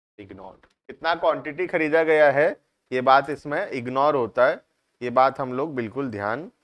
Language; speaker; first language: Hindi; native; Hindi